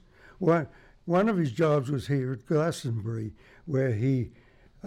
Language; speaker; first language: English; native; English